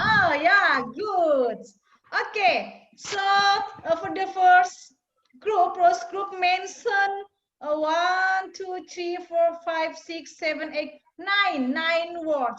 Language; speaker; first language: English; non-native, fluent; Indonesian